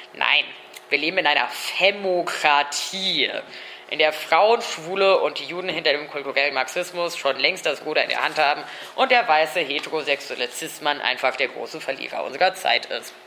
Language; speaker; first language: German; native; German